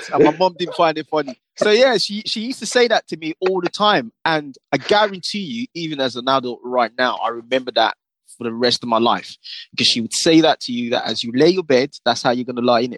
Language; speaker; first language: English; non-native, local second language; Yoruba